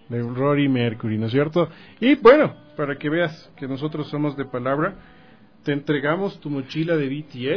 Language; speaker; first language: Spanish; native; Spanish